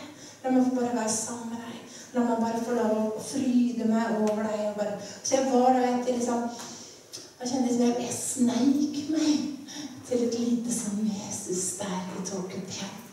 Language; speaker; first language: Norwegian; native; Norwegian